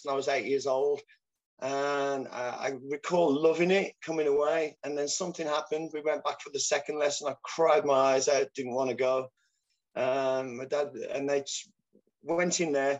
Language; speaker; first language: English; native; English